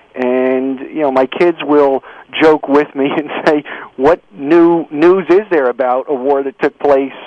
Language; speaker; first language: English; native; English